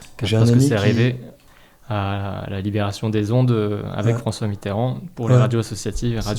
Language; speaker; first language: French; native; French